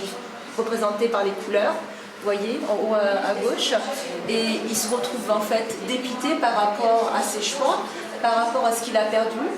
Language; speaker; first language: French; native; French